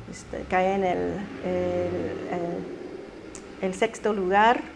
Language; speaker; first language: Spanish; early bilingual, heritage; Spanish